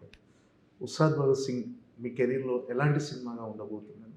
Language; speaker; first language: Telugu; native; Telugu